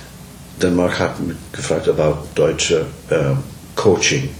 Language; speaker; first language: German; non-native, learner; English